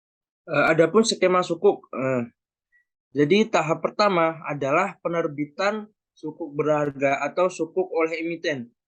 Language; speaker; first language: Indonesian; native; Indonesian